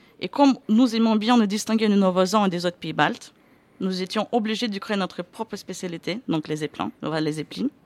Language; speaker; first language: French; non-native, fluent; Lithuanian